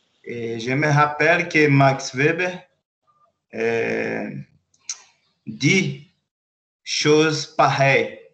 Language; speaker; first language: French; non-native, learner; Portuguese